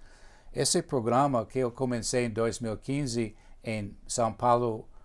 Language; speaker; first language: Portuguese; non-native, fluent; English